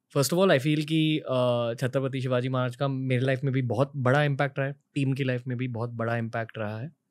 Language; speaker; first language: Hindi; native; Hindi